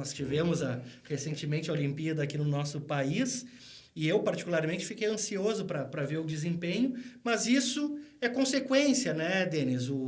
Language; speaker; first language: Portuguese; native; Portuguese